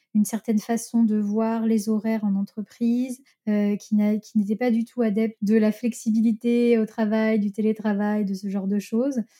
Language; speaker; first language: French; native; French